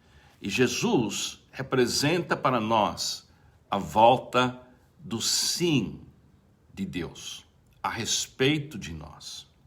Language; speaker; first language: Portuguese; non-native, fluent; English